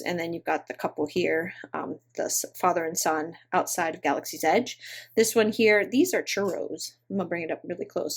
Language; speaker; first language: English; native; English